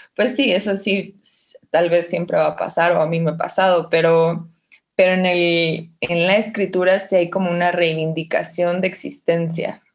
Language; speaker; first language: Spanish; native; Spanish